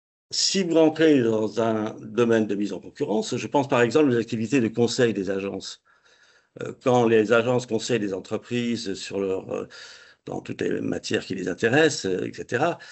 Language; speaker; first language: French; native; French